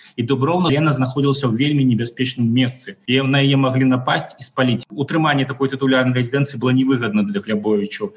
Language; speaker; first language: Belarusian; non-native, local second language; Russian